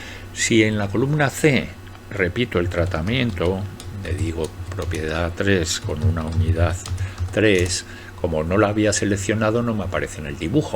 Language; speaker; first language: Spanish; native; Spanish